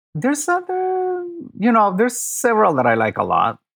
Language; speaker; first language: English; non-native, fluent; Spanish